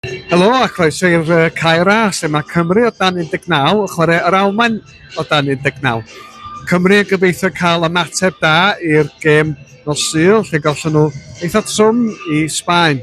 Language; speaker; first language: Welsh; native; Welsh